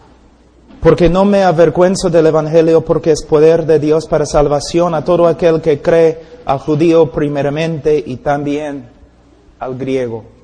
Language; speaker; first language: Spanish; non-native, fluent; English